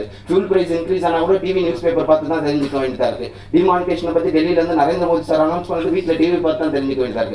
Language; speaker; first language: Tamil; native; Tamil